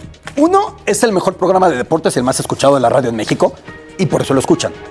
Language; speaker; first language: Spanish; native; Spanish